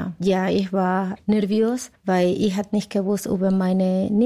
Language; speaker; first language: German; non-native, learner; Spanish